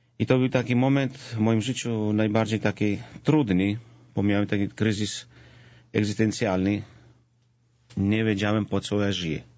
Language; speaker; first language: Polish; non-native, fluent; Georgian